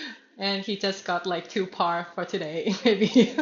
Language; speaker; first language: English; non-native, learner; Thai